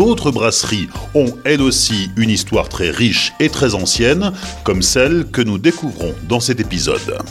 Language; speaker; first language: French; native; French